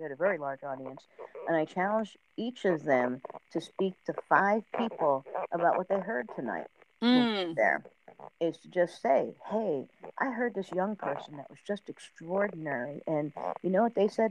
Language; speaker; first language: English; native; English